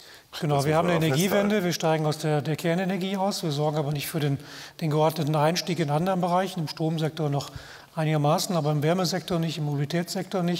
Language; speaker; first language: German; native; German